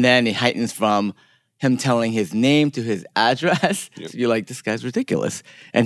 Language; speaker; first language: English; early bilingual, other home language; Korean